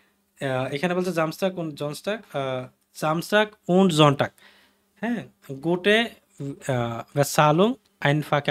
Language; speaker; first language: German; non-native, learner; Bangla